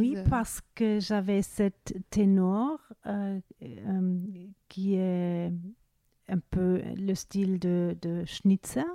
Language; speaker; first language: French; non-native, fluent; German